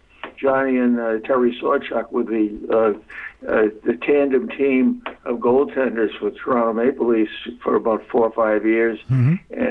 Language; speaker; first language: English; native; English